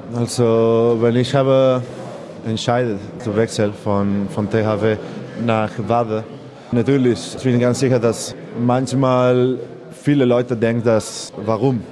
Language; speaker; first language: German; non-native, learner; Spanish